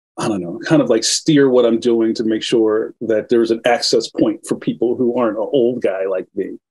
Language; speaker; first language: English; native; English